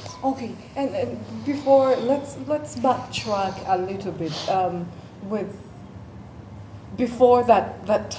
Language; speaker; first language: English; non-native, local second language; Ganda